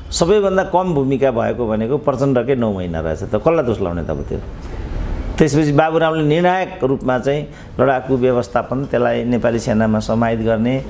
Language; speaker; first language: Nepali; native; Nepali